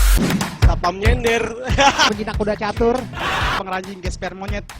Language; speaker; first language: Indonesian; native; Indonesian